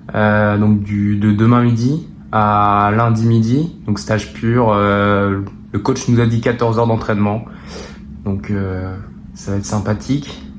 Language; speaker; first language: French; native; French